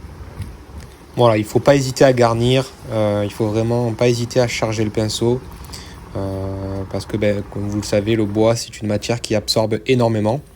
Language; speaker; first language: French; native; French